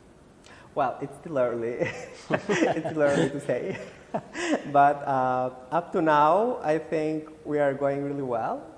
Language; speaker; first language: English; non-native, fluent; Albanian